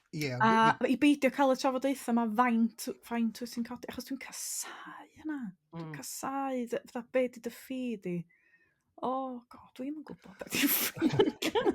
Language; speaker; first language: Welsh; native; Welsh